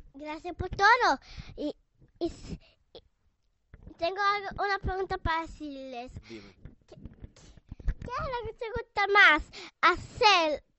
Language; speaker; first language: Spanish; early bilingual, heritage; Spanish